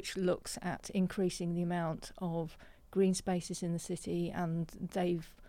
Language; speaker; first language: English; native; English